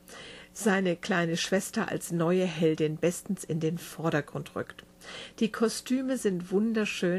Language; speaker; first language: German; native; German